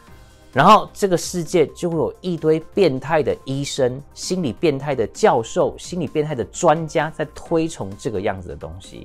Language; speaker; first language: Chinese; native; Chinese